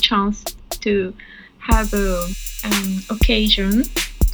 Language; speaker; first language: English; non-native, learner; Japanese